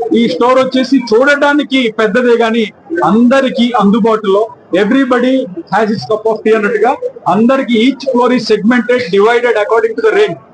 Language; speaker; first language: Telugu; native; Telugu